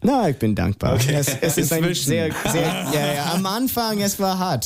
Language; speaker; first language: German; non-native, learner; English